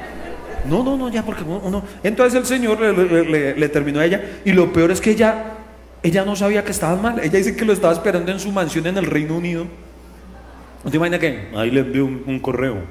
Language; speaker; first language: Spanish; native; Spanish